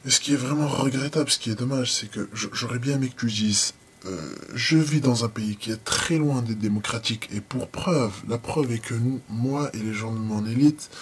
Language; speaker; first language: French; non-native, local second language; Arabic